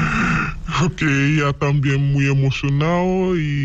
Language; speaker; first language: Spanish; non-native, learner; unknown